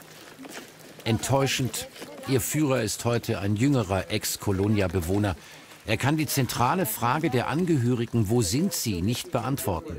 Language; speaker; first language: German; native; German